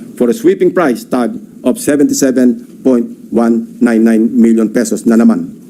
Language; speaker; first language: English; non-native, local second language; Filipino